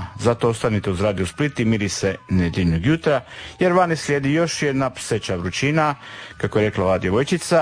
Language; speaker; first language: Serbian; native; Serbian